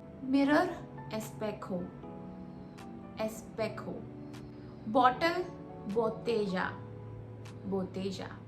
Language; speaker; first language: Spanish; non-native, fluent; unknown